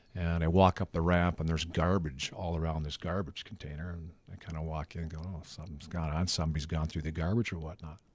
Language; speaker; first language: English; native; English